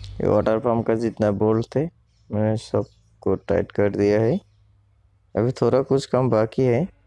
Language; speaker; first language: Hindi; non-native, local second language; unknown